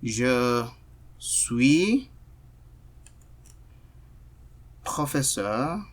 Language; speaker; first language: French; non-native, fluent; Igbo